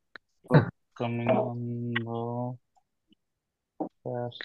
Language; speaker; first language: Italian; non-native, fluent; Bangla